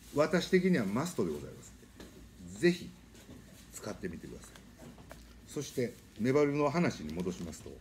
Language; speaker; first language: Japanese; native; Japanese